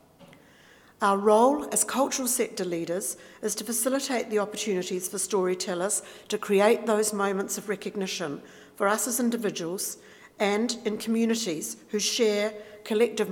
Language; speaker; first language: English; native; English